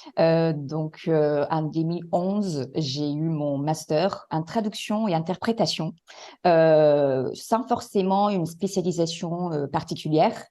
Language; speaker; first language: French; non-native, fluent; Italian